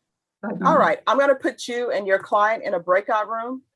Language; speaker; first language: English; native; English